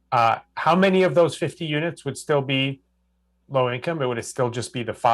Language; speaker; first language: English; native; English